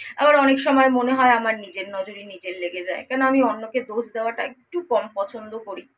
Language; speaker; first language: Bangla; native; Bangla